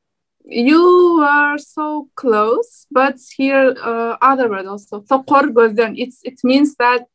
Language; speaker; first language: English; non-native, learner; Turkmen